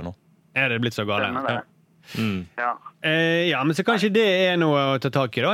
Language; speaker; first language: Norwegian; native; Norwegian